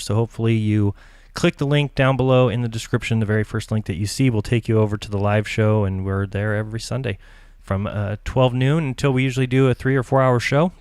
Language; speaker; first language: English; native; English